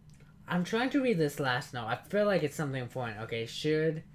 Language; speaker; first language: English; native; English